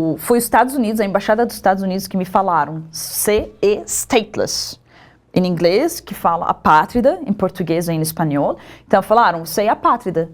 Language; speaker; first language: Portuguese; non-native, fluent; Arabic